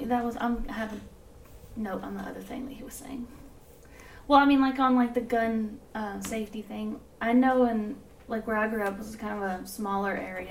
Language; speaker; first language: English; native; English